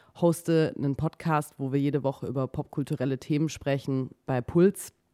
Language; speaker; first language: German; native; German